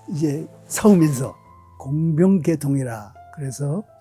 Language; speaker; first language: Korean; early bilingual, other home language; Japanese